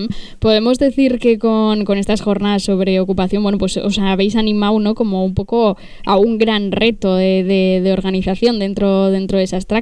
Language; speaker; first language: Spanish; native; Spanish